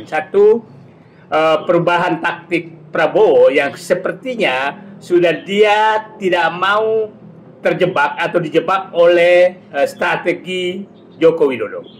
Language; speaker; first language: Indonesian; native; Indonesian